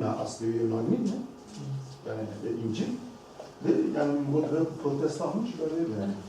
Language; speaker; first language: Turkish; non-native, local second language; Kurdish